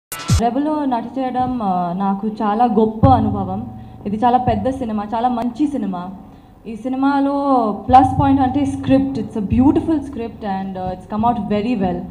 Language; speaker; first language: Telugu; non-native, learner; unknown